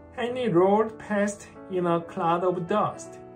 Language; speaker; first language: English; non-native, fluent; Korean